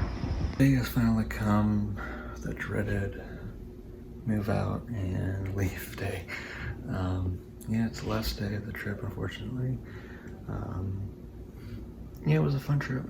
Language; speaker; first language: English; native; English